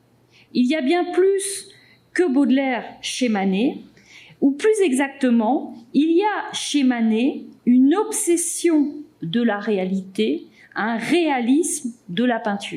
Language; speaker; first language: French; native; French